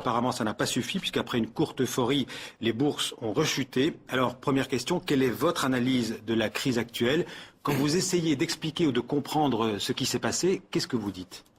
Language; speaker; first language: French; native; French